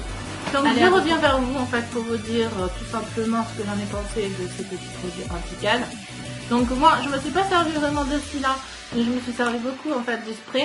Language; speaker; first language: French; native; French